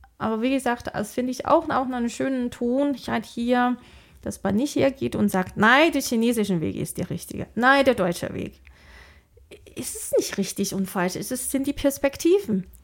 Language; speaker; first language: German; non-native, fluent; Chinese